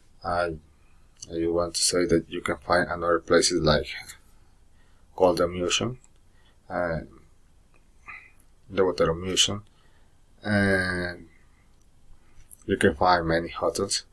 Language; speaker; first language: English; non-native, learner; Spanish